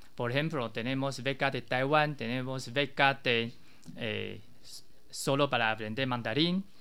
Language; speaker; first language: Spanish; non-native, learner; Chinese